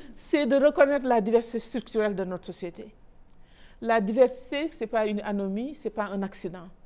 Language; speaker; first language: French; non-native, local second language; Wolof